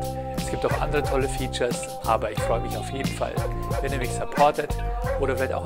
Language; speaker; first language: German; native; German